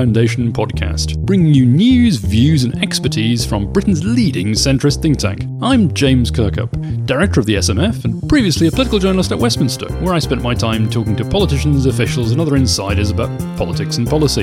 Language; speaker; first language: English; native; English